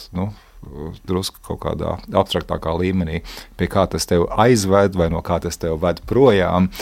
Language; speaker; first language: Latvian; native; Latvian